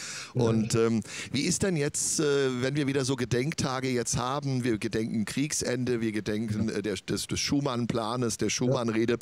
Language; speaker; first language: German; native; German